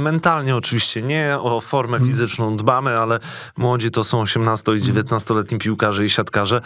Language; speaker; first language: Polish; native; Polish